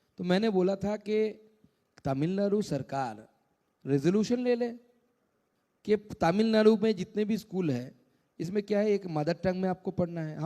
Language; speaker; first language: Hindi; non-native, local second language; Bangla